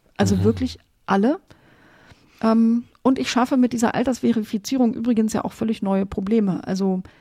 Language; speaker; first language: German; native; German